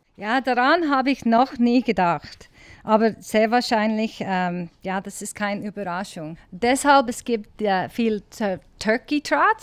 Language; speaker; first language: German; non-native, learner; English